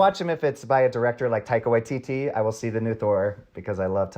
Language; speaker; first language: English; native; English